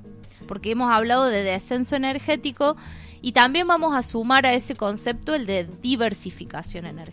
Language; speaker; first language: Spanish; native; Spanish